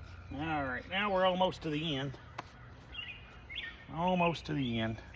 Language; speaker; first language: English; native; English